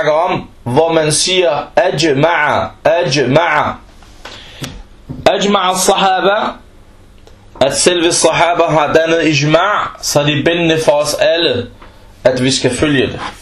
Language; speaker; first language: Danish; non-native, fluent; Arabic